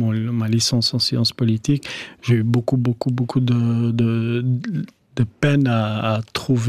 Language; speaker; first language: French; non-native, fluent; Albanian